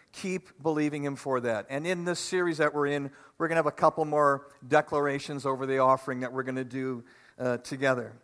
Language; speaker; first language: English; native; English